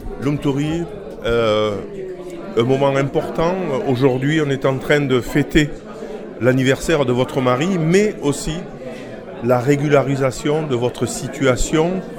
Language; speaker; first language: French; native; French